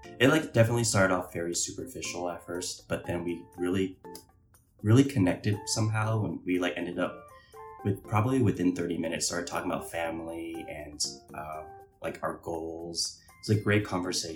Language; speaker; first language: English; non-native, local second language; Cantonese